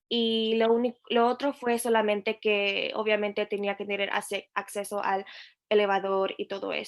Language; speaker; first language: Spanish; early bilingual, heritage; Spanish